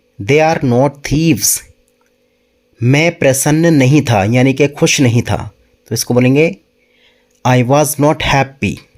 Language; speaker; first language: Hindi; native; Hindi